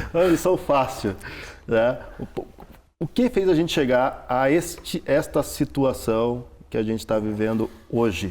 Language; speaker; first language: Portuguese; native; Portuguese